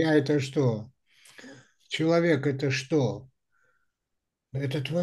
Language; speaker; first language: Russian; native; Russian